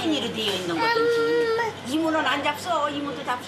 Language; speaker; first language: Korean; native; Korean